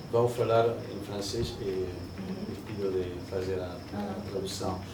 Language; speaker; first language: Portuguese; non-native, learner; Italian